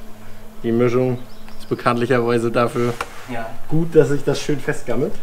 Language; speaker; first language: German; native; German